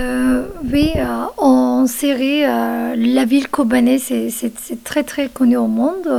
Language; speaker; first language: French; non-native, fluent; Kurdish